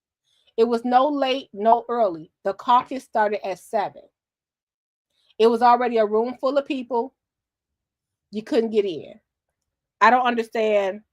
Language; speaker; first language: English; native; English